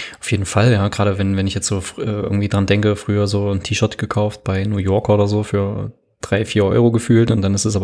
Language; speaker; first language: German; native; German